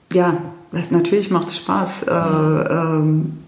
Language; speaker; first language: German; early bilingual, heritage; German